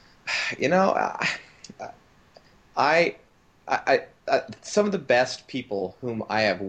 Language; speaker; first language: English; native; English